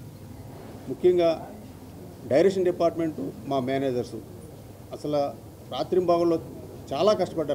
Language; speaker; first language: Telugu; native; Telugu